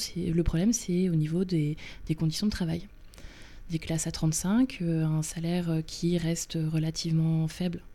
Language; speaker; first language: French; native; French